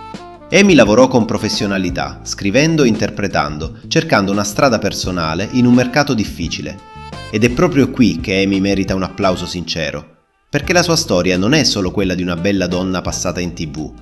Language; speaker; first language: Italian; native; Italian